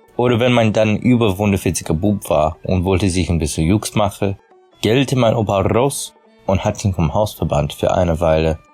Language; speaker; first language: German; early bilingual, heritage; German